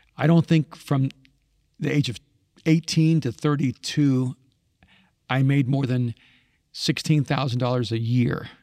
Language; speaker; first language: English; early bilingual, other home language; Spanish